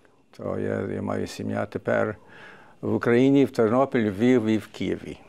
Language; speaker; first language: Ukrainian; early bilingual, heritage; Ukrainian